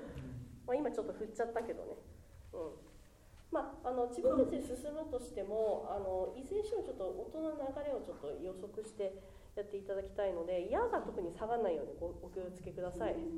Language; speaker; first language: Japanese; native; Japanese